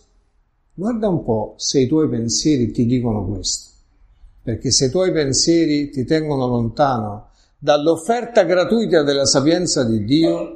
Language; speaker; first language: Italian; native; Italian